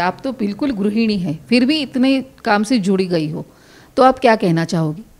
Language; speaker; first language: Hindi; non-native, local second language; Marathi